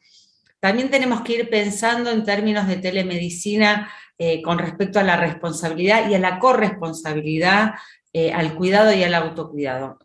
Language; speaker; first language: Spanish; native; Spanish